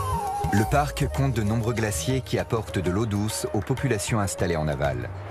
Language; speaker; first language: French; native; French